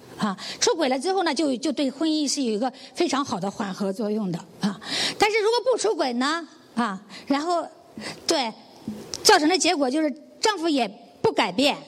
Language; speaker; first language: Chinese; native; Chinese